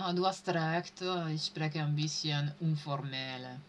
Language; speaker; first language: German; non-native, learner; Italian